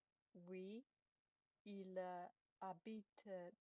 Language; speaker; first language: French; non-native, learner; Chinese